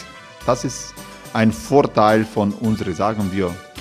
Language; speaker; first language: German; non-native, fluent; Croatian